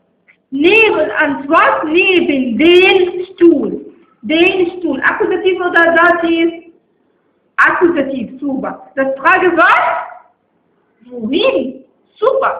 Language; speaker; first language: German; non-native, fluent; Arabic